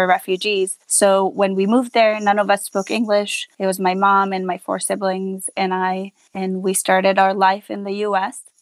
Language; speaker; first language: English; non-native, fluent; Hazaragi